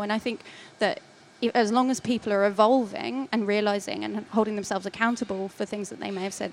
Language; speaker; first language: English; native; English